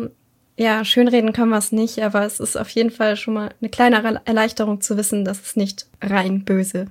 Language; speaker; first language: German; native; German